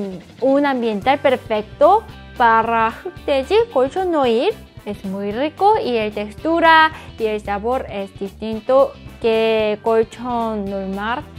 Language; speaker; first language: Spanish; non-native, fluent; Korean